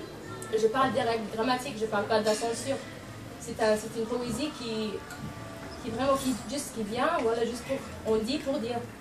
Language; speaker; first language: French; non-native, fluent; Arabic